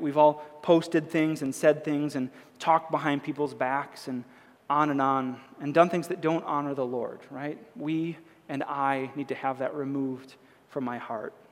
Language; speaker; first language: English; native; English